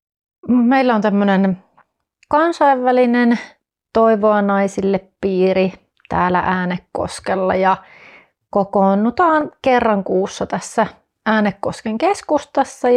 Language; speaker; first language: Finnish; native; Finnish